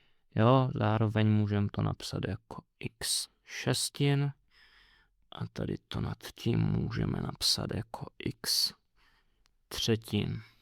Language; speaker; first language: Czech; native; Czech